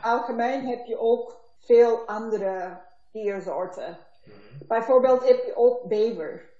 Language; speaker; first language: Dutch; non-native, learner; Turkish